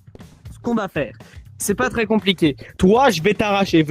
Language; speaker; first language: French; native; French